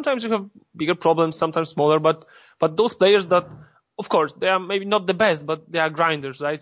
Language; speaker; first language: English; non-native, fluent; Polish